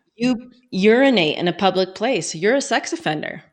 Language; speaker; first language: English; native; English